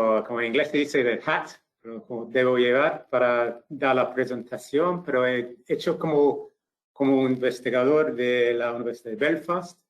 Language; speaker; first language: Spanish; non-native, fluent; English